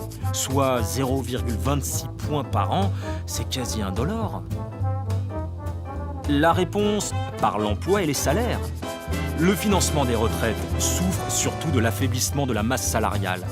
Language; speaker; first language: French; native; French